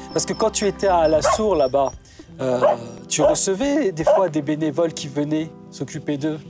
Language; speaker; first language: French; native; French